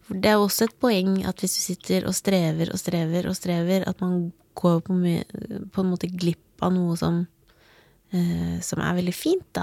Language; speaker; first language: Norwegian; native; Norwegian